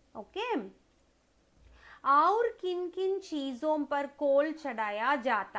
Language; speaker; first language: Hindi; non-native, local second language; Tamil